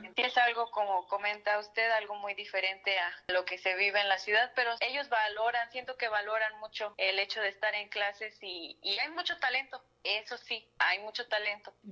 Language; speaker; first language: Spanish; native; Spanish